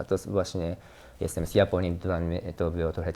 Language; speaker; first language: Polish; non-native, learner; Japanese